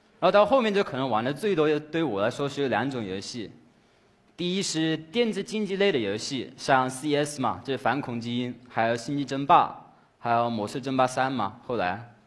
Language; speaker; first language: Chinese; non-native, fluent; English